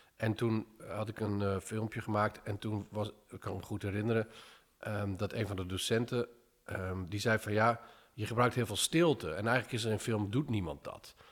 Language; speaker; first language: Dutch; early bilingual, other home language; English